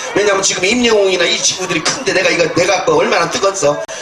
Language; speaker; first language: Korean; native; Korean